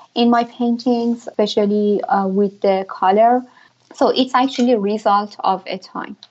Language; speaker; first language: English; non-native, fluent; Persian